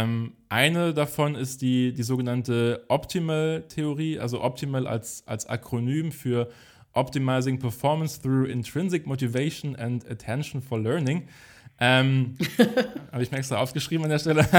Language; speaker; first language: German; native; German